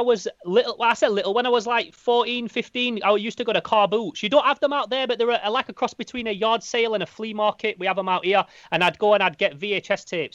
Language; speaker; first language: English; native; English